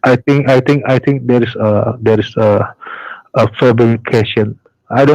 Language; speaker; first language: English; non-native, learner; Indonesian